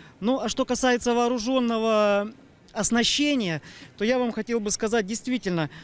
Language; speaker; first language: Russian; native; Russian